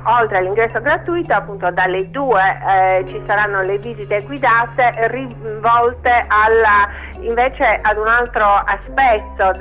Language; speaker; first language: Italian; native; Italian